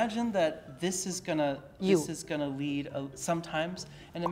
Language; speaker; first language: English; native; English